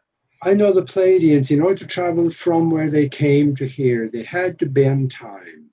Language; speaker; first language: English; non-native, fluent; Norwegian